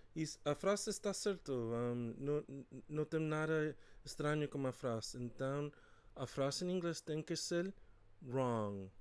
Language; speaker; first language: Portuguese; non-native, fluent; English